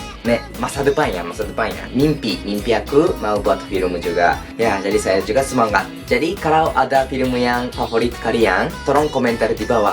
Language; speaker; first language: Indonesian; non-native, learner; Japanese